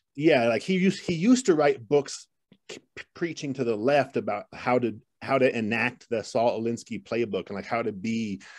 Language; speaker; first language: English; native; English